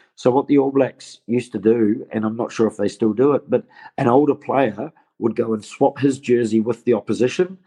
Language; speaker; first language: English; native; English